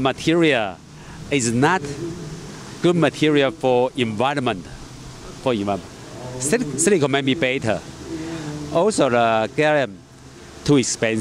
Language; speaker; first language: English; non-native, learner; Chinese